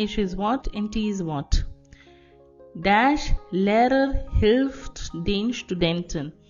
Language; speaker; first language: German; non-native, fluent; Hindi